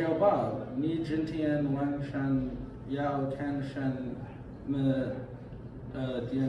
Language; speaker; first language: Chinese; non-native, learner; English